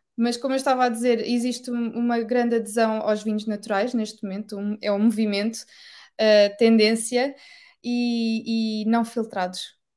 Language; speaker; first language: Portuguese; native; Portuguese